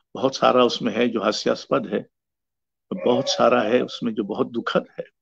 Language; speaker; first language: Hindi; native; Hindi